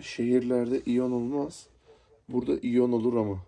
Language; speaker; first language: Turkish; native; Turkish